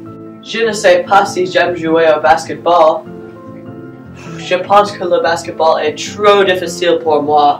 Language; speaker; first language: French; non-native, learner; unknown